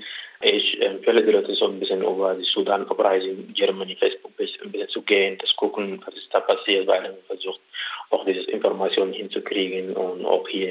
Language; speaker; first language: German; non-native, learner; Arabic